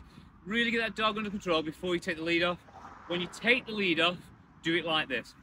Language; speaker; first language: English; native; English